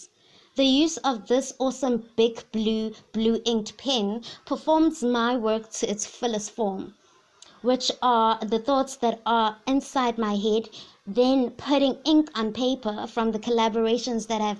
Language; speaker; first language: English; non-native, local second language; Zulu